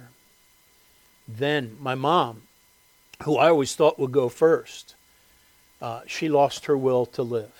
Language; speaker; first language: English; native; English